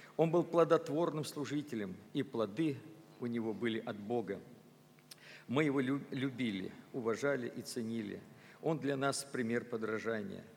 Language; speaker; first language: Russian; native; Russian